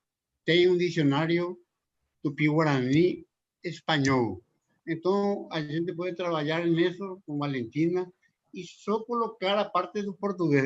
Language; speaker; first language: Portuguese; non-native, local second language; Spanish